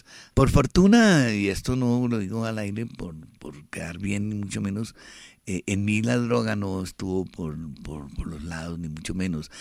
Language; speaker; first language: Spanish; native; Spanish